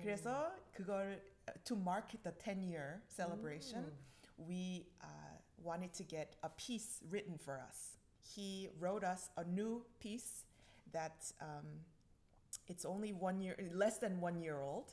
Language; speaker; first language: English; early bilingual, other home language; Korean